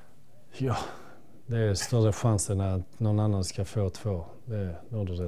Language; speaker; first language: Swedish; early bilingual, other home language; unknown